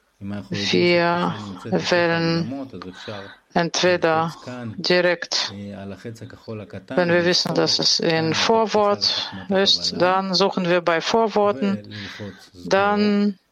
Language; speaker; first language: German; non-native, fluent; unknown